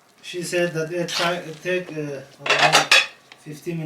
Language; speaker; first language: English; non-native, learner; Hazaragi